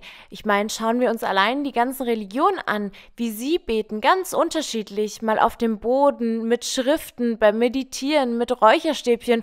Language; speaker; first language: German; native; German